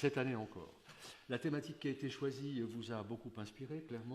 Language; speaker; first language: French; native; French